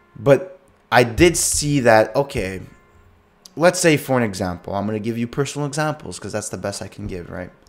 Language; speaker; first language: English; native; English